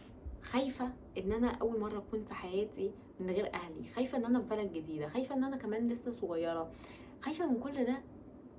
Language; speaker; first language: Arabic; native; Arabic